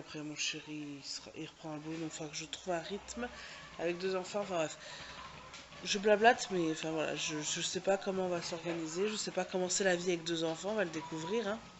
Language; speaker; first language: French; native; French